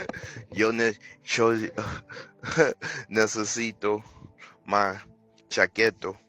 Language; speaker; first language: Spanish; non-native, learner; English